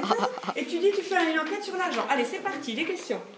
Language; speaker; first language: French; native; French